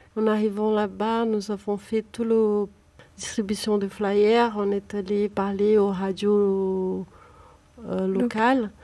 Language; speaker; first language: French; non-native, fluent; Portuguese